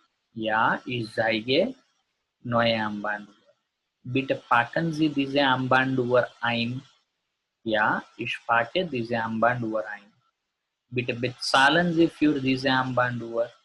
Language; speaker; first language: German; non-native, learner; Gujarati